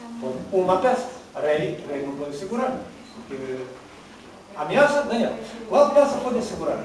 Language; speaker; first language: Portuguese; non-native, learner; Ukrainian